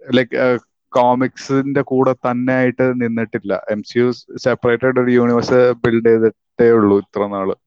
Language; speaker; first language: Malayalam; native; Malayalam